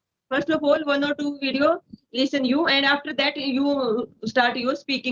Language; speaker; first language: English; non-native, learner; Hindi